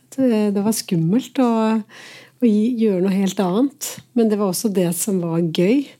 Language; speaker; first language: Norwegian; early bilingual, other home language; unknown